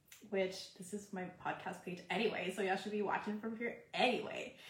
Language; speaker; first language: English; early bilingual, other home language; Spanish